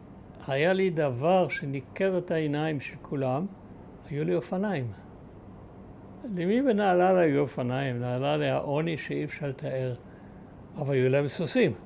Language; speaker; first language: Hebrew; early bilingual, other home language; German